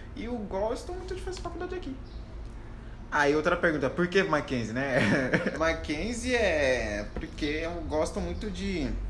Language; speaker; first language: Portuguese; non-native, fluent; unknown